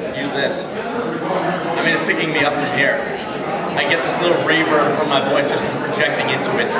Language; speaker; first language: English; native; English